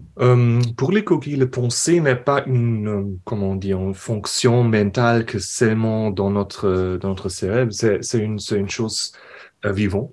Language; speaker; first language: French; non-native, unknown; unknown